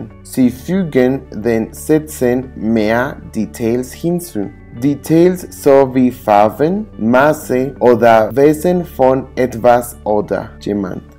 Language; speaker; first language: German; non-native, learner; English